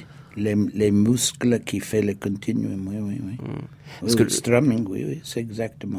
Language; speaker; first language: French; non-native, fluent; English